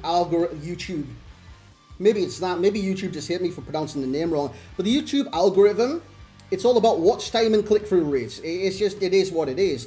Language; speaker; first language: English; native; English